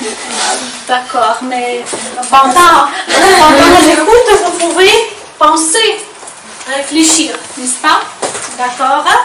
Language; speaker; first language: French; non-native, fluent; Ukrainian